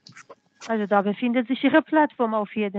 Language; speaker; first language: German; non-native, fluent; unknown